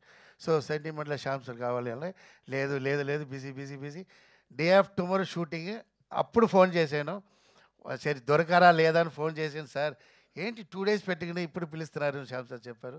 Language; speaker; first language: Telugu; non-native, local second language; Tamil